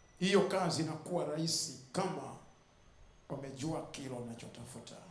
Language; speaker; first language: Swahili; non-native, fluent; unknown